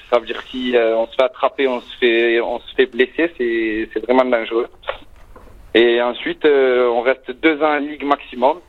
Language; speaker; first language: French; native; French